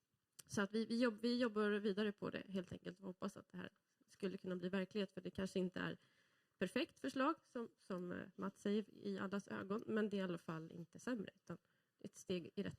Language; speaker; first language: Swedish; native; Swedish